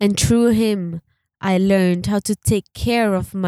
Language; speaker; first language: English; non-native, local second language; Malay